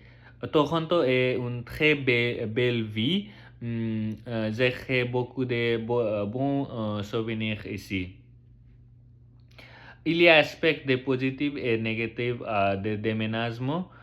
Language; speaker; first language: French; non-native, learner; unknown